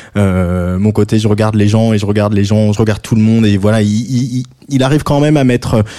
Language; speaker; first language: French; native; French